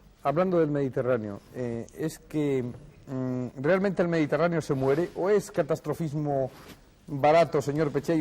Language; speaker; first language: Spanish; native; Spanish